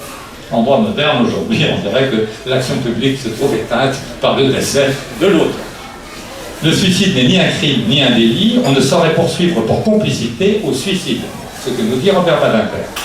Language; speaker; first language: French; native; French